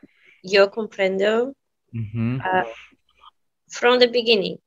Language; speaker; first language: English; non-native, fluent; Portuguese